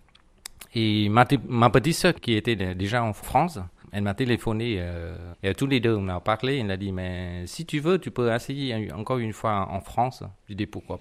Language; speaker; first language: French; non-native, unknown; Vietnamese